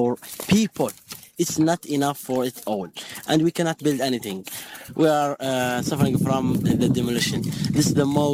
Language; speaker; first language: English; non-native, fluent; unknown